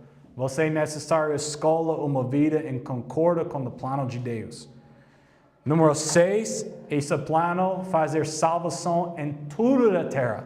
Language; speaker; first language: Portuguese; non-native, learner; English